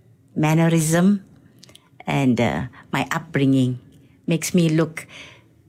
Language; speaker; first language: English; non-native, local second language; Tamil